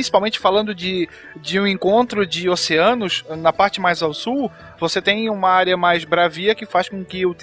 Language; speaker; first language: Portuguese; native; Portuguese